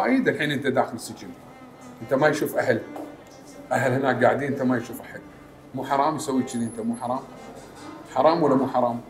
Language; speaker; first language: Arabic; native; Arabic